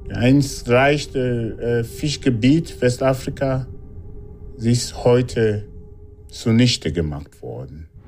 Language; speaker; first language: German; non-native, fluent; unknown